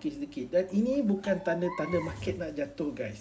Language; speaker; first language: Malay; native; Malay